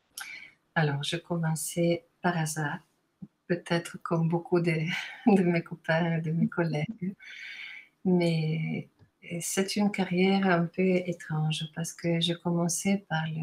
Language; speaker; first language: French; non-native, fluent; Italian